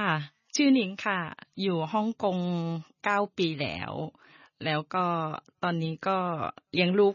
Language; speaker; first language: Cantonese; non-native, learner; Thai